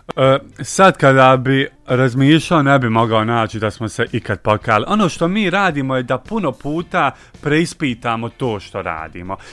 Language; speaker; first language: Bosnian; native; Bosnian